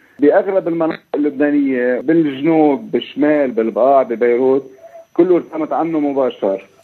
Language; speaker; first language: Arabic; native; Arabic